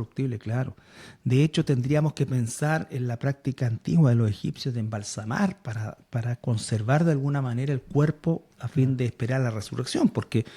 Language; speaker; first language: Spanish; native; Spanish